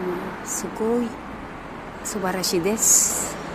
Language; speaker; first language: Japanese; non-native, learner; Filipino